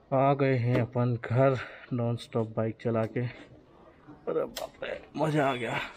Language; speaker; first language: Hindi; native; Hindi